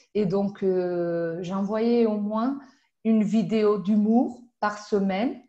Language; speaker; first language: French; non-native, fluent; Spanish